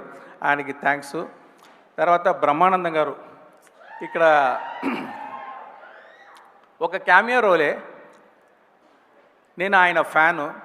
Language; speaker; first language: Telugu; non-native, learner; Tamil